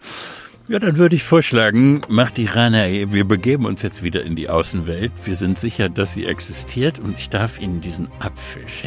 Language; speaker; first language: German; native; German